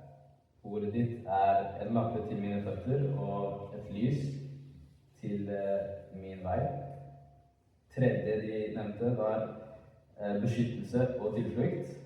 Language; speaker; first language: Norwegian; early bilingual, other home language; Amharic